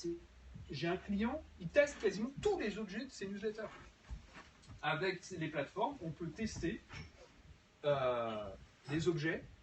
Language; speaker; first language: French; native; French